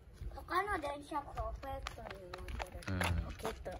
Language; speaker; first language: Japanese; early bilingual, heritage; Japanese